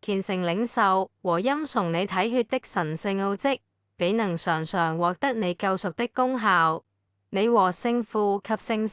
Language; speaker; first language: Chinese; native; Chinese